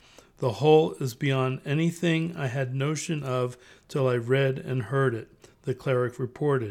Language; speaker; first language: English; native; English